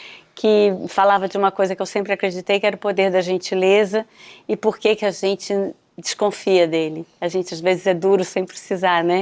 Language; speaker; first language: Portuguese; native; Portuguese